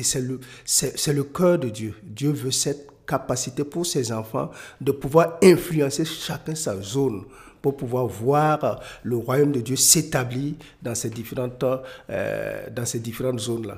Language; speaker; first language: French; non-native, local second language; Mossi